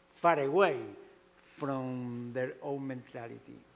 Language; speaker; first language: English; non-native, fluent; Spanish